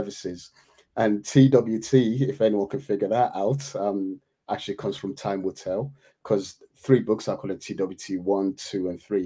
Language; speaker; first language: English; native; English